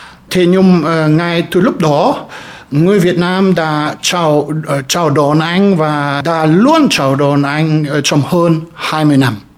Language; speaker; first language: Vietnamese; non-native, fluent; German